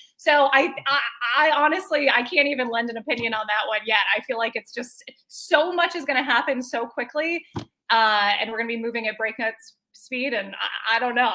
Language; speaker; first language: English; native; English